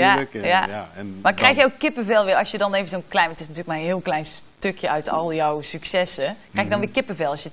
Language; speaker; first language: Dutch; native; Dutch